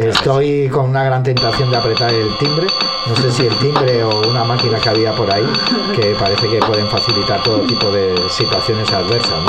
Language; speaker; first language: Spanish; native; Spanish